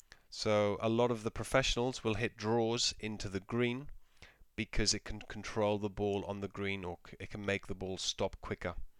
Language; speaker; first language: English; native; English